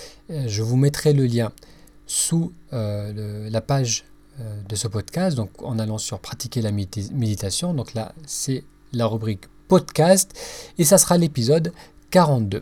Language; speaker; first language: French; native; French